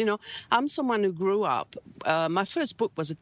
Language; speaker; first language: English; non-native, fluent; French